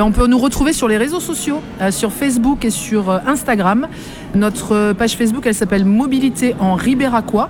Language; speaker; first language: French; native; French